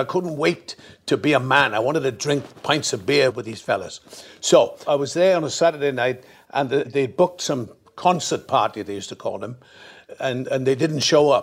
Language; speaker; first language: English; native; English